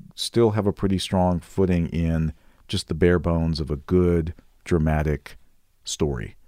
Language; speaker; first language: English; native; English